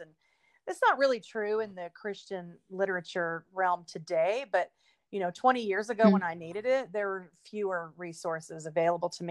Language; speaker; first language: English; native; English